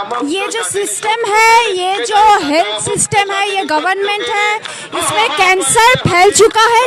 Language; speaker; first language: Hindi; non-native, local second language; Bangla